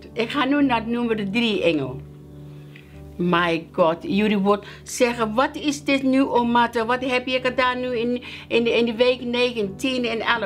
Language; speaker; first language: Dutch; non-native, learner; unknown